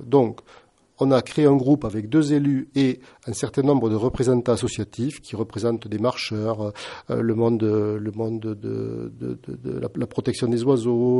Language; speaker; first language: French; native; French